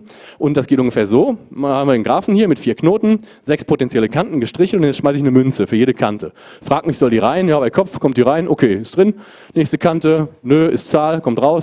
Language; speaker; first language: German; native; German